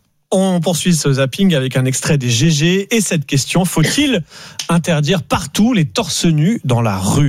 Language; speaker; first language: French; native; French